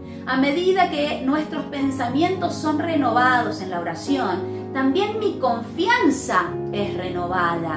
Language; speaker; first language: Spanish; native; Spanish